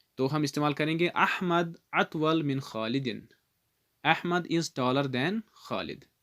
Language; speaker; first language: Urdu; non-native, local second language; Kashmiri